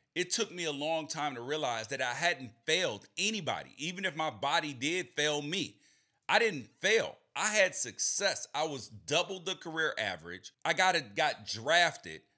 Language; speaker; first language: English; native; English